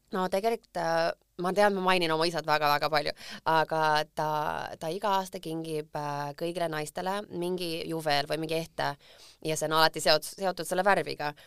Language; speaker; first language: Estonian; early bilingual, other home language; English